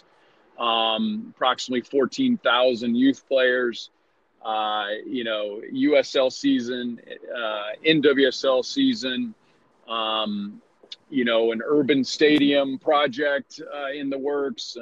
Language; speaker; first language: English; native; English